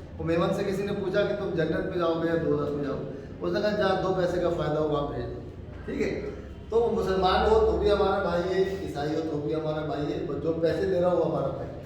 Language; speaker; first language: Urdu; native; Urdu